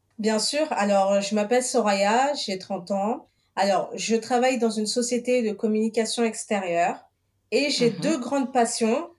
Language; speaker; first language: French; early bilingual, other home language; Portuguese